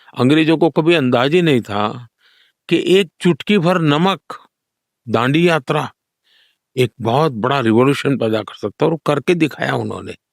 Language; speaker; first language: Hindi; non-native, local second language; Gujarati